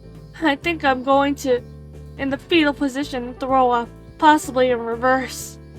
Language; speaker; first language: English; native; English